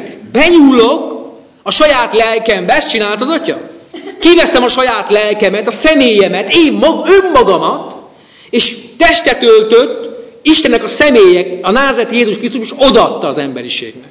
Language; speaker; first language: Hungarian; native; Hungarian